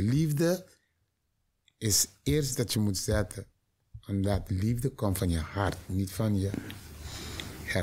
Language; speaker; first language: Dutch; non-native, learner; Papiamento